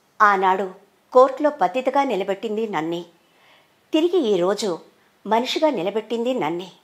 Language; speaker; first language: Telugu; native; Telugu